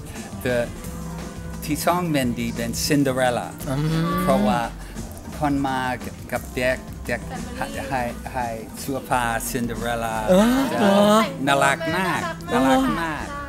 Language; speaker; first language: Thai; non-native, learner; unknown